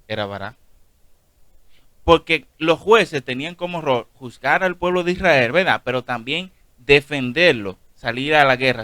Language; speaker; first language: Spanish; native; Spanish